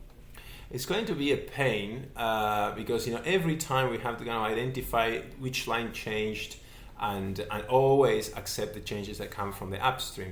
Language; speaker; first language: English; non-native, fluent; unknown